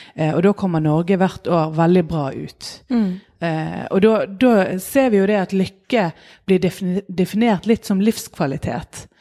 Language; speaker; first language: Norwegian; native; Norwegian